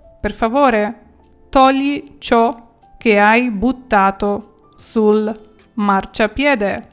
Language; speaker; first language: Italian; non-native, fluent; Ukrainian